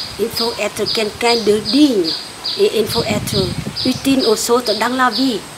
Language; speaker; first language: French; non-native, local second language; Vietnamese